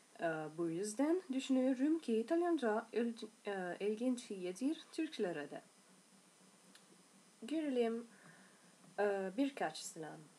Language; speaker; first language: Turkish; non-native, learner; Italian